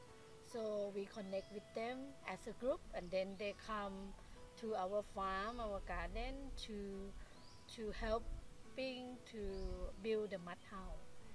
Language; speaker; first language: English; non-native, fluent; Thai